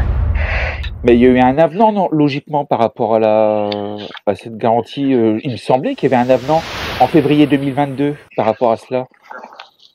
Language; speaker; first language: French; native; French